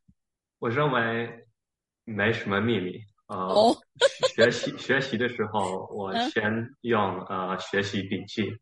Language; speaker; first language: Chinese; early bilingual, heritage; Chinese